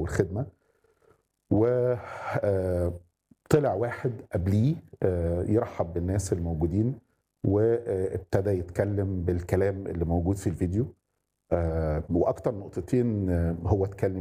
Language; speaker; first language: Arabic; native; Arabic